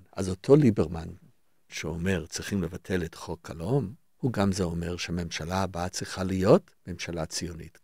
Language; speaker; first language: Hebrew; early bilingual, other home language; English